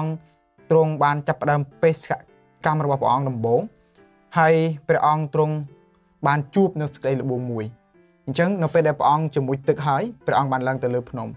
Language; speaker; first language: Khmer; native; Khmer